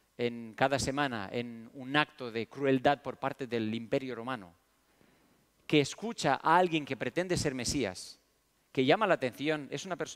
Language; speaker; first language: Spanish; early bilingual, other home language; Romanian